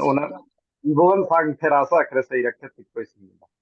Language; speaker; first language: Korean; non-native, fluent; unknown